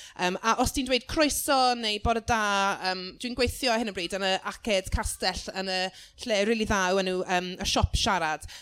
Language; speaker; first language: Welsh; non-native, local second language; English